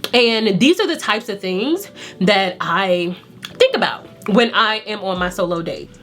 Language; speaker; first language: English; native; English